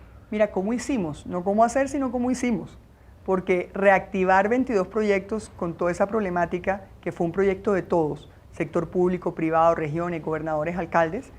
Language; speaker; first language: Spanish; native; Spanish